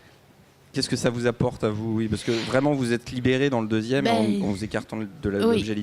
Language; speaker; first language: French; native; French